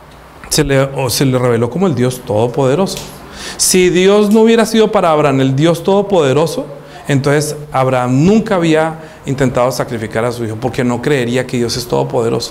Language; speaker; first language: Spanish; native; Spanish